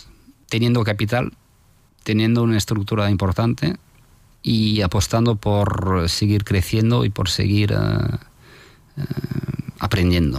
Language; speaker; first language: Spanish; non-native, fluent; French